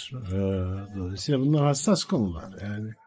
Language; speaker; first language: Turkish; native; Turkish